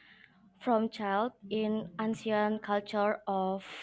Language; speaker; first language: English; non-native, learner; Indonesian